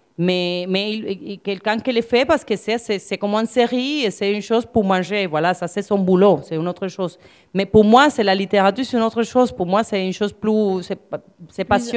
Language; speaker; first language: French; non-native, fluent; Spanish